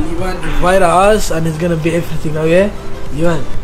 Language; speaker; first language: English; non-native, learner; Somali